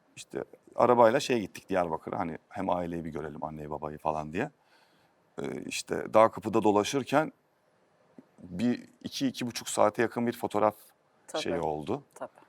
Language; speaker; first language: Turkish; native; Turkish